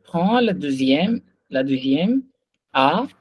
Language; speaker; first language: French; non-native, fluent; Hindi